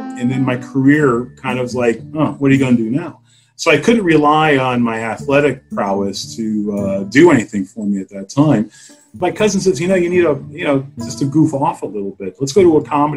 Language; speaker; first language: English; native; English